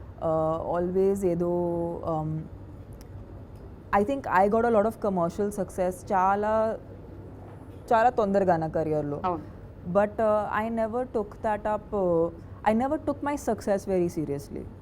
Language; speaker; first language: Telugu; non-native, fluent; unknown